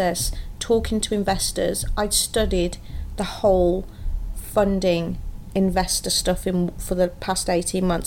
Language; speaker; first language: English; native; English